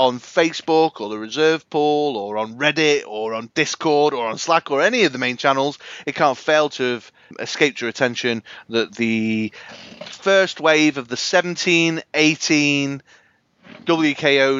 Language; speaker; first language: English; native; English